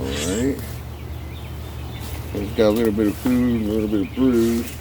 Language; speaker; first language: English; native; English